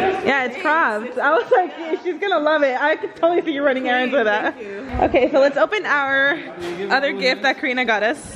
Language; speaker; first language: English; early bilingual, other home language; Spanish